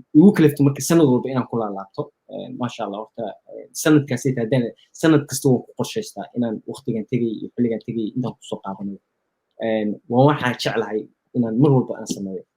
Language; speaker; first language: Somali; early bilingual, heritage; Somali